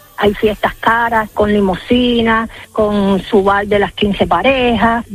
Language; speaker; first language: Spanish; native; Spanish